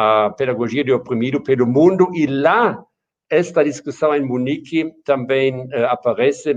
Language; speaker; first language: Portuguese; non-native, fluent; German